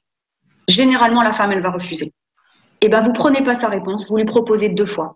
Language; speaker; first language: French; native; French